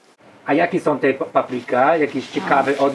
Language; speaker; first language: Polish; non-native, learner; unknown